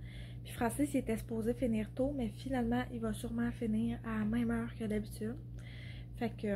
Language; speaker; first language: French; native; French